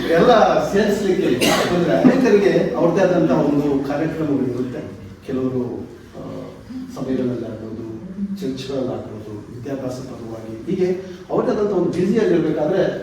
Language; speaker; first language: Kannada; native; Kannada